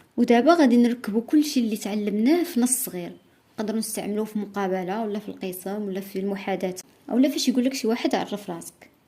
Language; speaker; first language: Arabic; native; Arabic